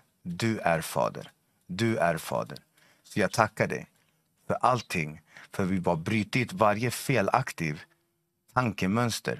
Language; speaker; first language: Swedish; non-native, fluent; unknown